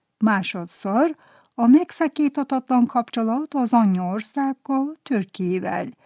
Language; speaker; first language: Hungarian; non-native, fluent; Turkish